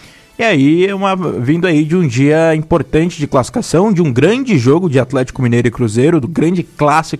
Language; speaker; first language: Portuguese; native; Portuguese